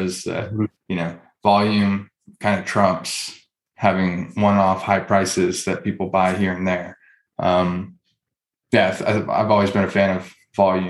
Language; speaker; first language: English; native; English